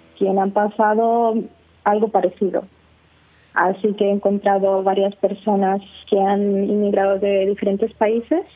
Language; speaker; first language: Spanish; non-native, fluent; Russian